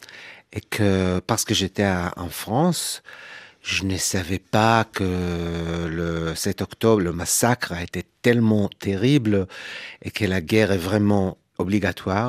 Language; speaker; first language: French; non-native, fluent; Hebrew